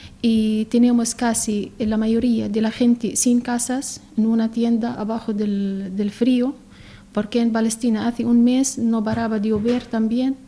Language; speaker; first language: Spanish; non-native, learner; Arabic